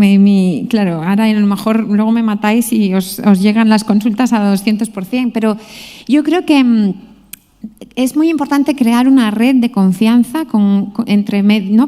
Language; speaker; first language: Spanish; native; Spanish